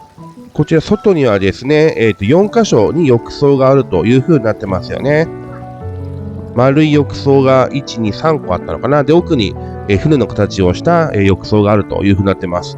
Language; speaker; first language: Japanese; native; Japanese